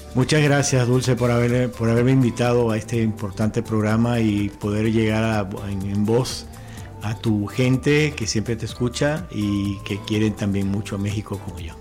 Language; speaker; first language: Spanish; early bilingual, other home language; Italian